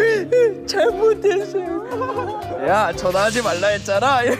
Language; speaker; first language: Korean; native; Korean